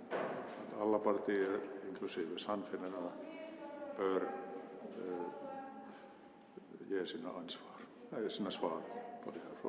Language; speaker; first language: Swedish; non-native, local second language; Finnish